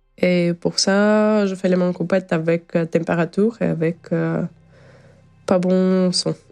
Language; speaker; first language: French; non-native, learner; Ukrainian